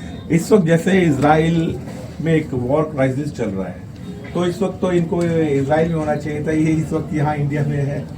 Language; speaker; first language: Hindi; native; Hindi